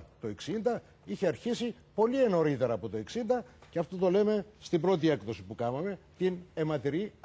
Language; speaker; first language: Greek; native; Greek